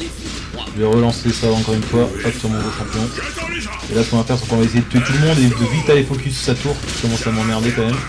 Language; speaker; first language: French; native; French